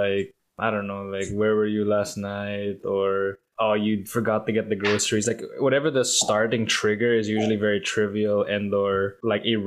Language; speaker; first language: English; non-native, local second language; Filipino